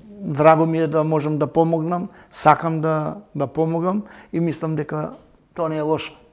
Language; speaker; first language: Macedonian; native; Macedonian